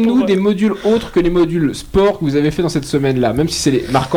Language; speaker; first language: French; native; French